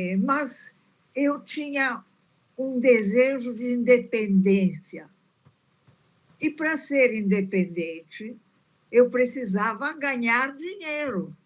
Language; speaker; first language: Portuguese; early bilingual, other home language; Italian